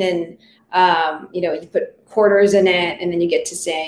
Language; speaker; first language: English; non-native, local second language; Filipino